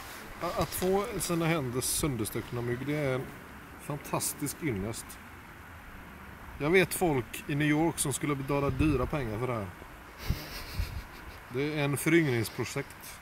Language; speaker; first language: Swedish; native; Swedish